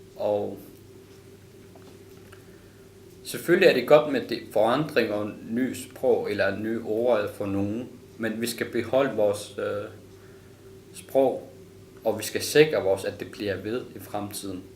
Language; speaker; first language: Danish; non-native, local second language; Kalaallisut